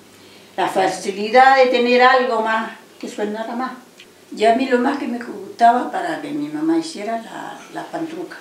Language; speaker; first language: Spanish; native; Spanish